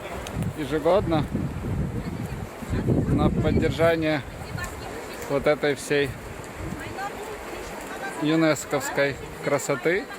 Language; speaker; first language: Russian; native; Russian